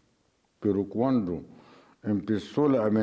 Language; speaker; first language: Spanish; non-native, fluent; Arabic